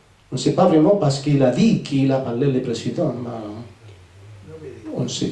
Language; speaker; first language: French; non-native, fluent; Spanish